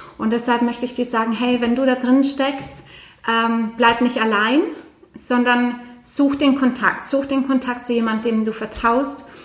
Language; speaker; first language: German; non-native, fluent; Norwegian